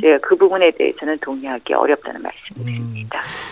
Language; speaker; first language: Korean; native; Korean